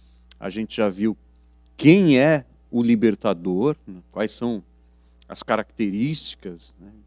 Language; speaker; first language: Portuguese; native; Portuguese